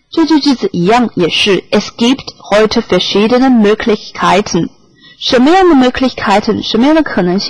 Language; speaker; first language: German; non-native, fluent; Chinese